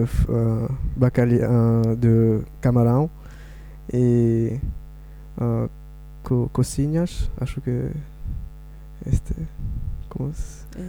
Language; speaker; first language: Portuguese; non-native, learner; Morisyen